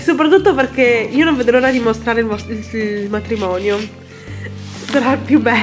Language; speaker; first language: Italian; native; Italian